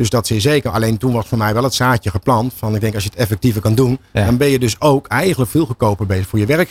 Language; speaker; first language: Dutch; native; Dutch